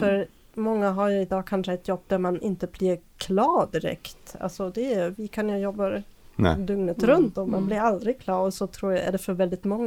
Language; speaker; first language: Swedish; non-native, fluent; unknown